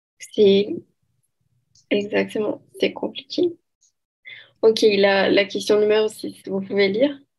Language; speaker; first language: French; non-native, learner; Portuguese